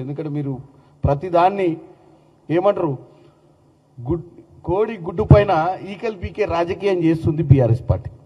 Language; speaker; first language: Telugu; native; Telugu